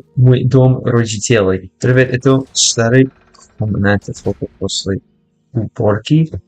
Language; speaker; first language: Russian; non-native, learner; English